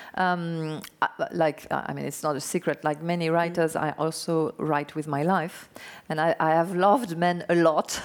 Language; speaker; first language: English; non-native, fluent; French